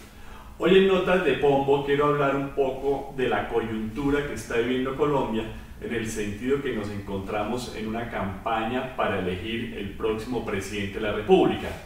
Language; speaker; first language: Spanish; native; Spanish